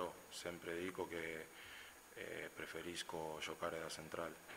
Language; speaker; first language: Italian; non-native, fluent; Spanish